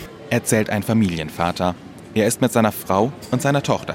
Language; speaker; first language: German; native; German